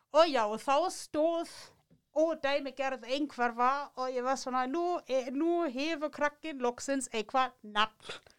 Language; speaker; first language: Icelandic; non-native, fluent; German